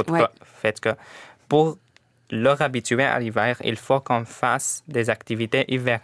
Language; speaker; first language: French; non-native, fluent; Arabic